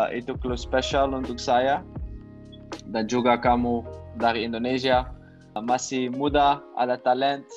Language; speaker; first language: Malay; non-native, learner; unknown